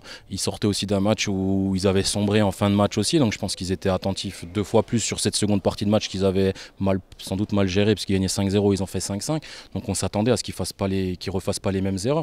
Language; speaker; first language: French; native; French